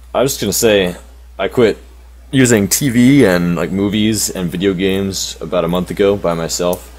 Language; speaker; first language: English; native; English